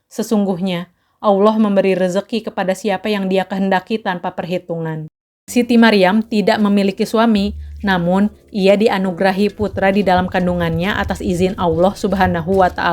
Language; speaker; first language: Indonesian; native; Indonesian